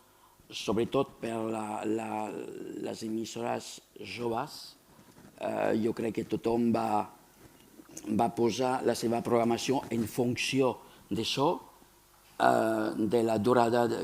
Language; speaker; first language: Catalan; non-native, fluent; French